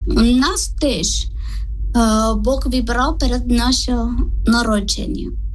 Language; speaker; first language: Ukrainian; non-native, learner; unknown